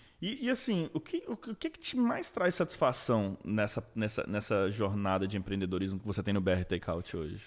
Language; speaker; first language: Portuguese; native; Portuguese